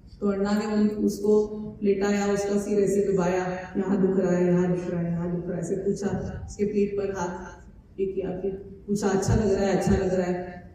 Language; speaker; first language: Hindi; non-native, local second language; Marathi